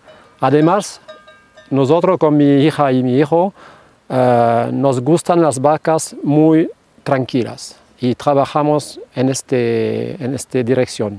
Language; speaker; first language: Spanish; non-native, fluent; French